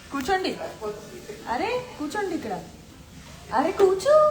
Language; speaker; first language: Telugu; non-native, learner; Gujarati